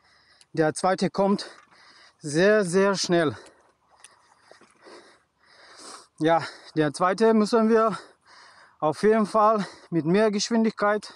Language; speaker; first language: German; non-native, learner; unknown